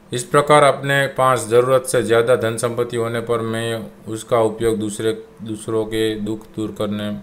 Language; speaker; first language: Hindi; non-native, local second language; Gujarati